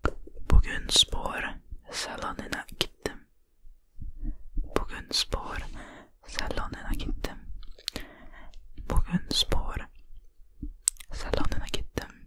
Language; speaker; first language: Turkish; non-native, learner; Finnish